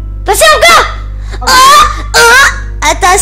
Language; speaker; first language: French; native; French